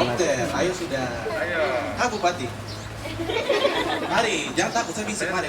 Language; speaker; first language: Malay; native; Malay